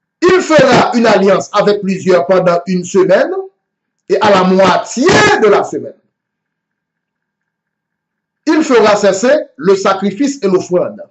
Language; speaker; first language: French; non-native, local second language; Haitian Creole